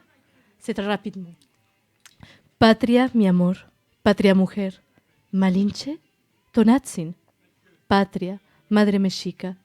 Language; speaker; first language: French; non-native, fluent; Spanish